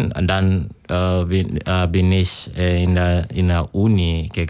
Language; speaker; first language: German; non-native, learner; Kinyarwanda